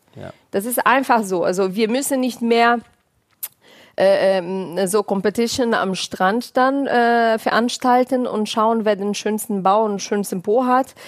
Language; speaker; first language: German; non-native, fluent; Portuguese